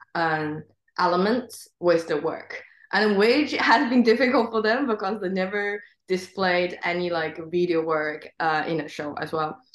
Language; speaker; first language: English; non-native, fluent; Chinese